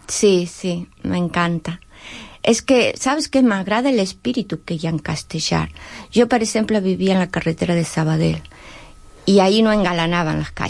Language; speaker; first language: Catalan; non-native, learner; Spanish